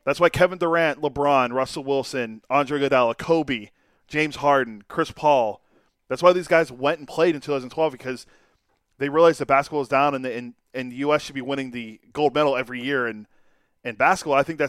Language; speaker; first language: English; native; English